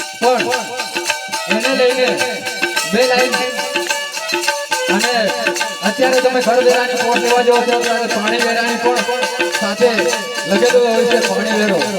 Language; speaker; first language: Gujarati; non-native, local second language; Bhili